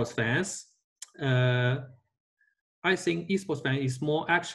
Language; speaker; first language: English; non-native, learner; Chinese